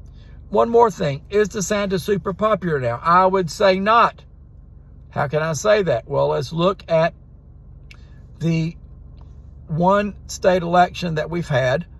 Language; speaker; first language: English; native; English